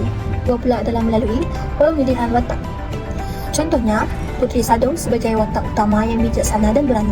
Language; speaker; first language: Malay; native; Malay